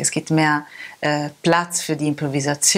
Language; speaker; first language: German; non-native, fluent; Italian